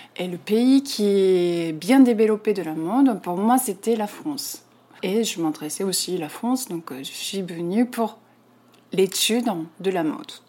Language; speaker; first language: French; non-native, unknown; Japanese